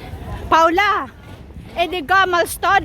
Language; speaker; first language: Swedish; non-native, fluent; Filipino